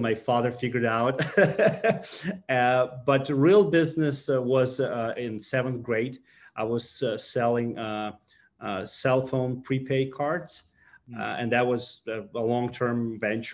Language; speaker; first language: English; non-native, fluent; Ukrainian